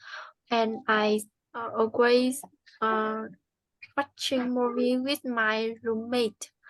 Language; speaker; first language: English; non-native, learner; Vietnamese